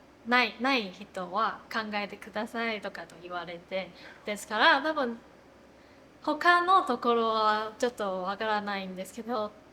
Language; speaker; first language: Japanese; non-native, fluent; Chinese